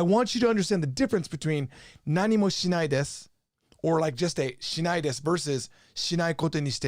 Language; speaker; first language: Japanese; non-native, fluent; English